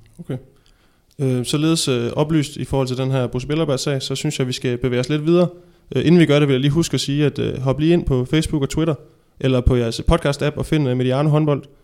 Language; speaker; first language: Danish; native; Danish